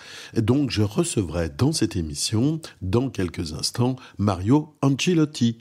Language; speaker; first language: French; native; French